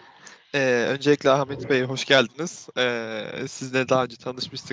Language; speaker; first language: Turkish; native; Turkish